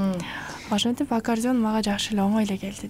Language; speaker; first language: Kyrgyz; native; Kyrgyz